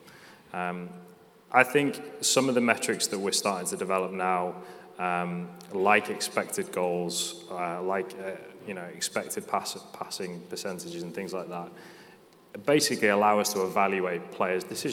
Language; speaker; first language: English; native; English